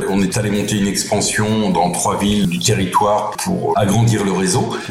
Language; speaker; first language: French; native; French